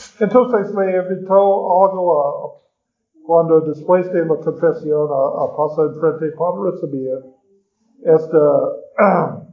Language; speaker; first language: Spanish; non-native, learner; English